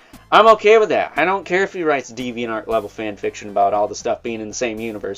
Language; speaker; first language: English; native; English